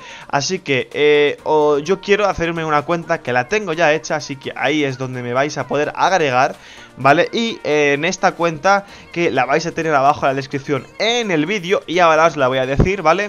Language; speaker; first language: Spanish; native; Spanish